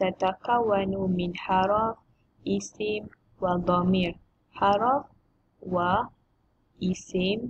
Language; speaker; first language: Arabic; non-native, learner; Malay